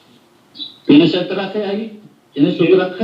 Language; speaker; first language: Spanish; non-native, fluent; French